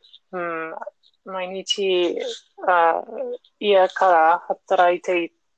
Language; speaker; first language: Japanese; non-native, learner; English